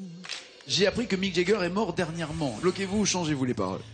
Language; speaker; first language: French; native; French